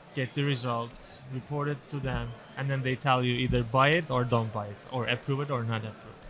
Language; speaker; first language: English; non-native, fluent; Turkish